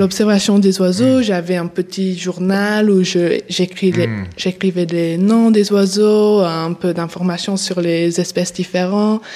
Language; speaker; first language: French; early bilingual, heritage; English